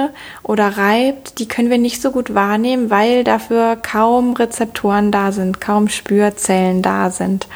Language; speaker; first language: German; native; German